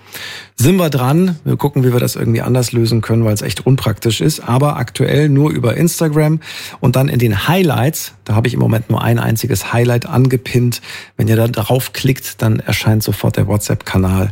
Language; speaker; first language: German; native; German